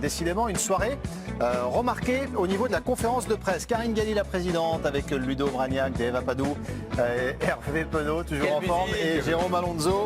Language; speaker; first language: French; native; French